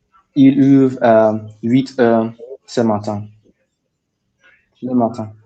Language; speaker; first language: French; non-native, learner; English